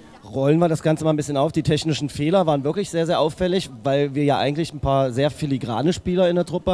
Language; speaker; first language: German; native; German